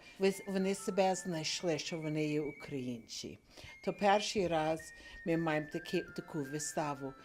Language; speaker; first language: Ukrainian; early bilingual, heritage; Ukrainian